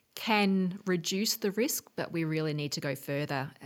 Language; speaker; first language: English; native; English